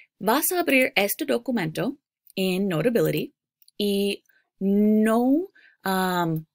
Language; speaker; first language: Spanish; non-native, fluent; English